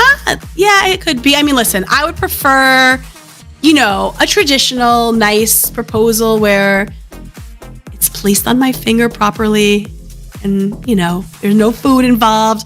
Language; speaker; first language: English; native; English